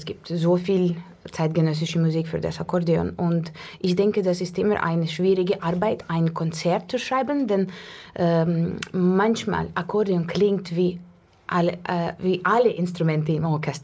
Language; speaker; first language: German; non-native, learner; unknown